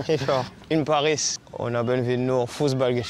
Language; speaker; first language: German; non-native, fluent; French